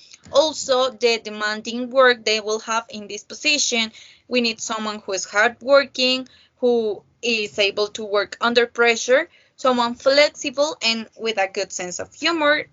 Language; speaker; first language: English; non-native, learner; Spanish